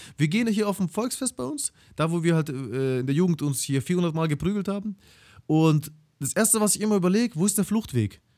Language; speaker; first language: German; early bilingual, other home language; Russian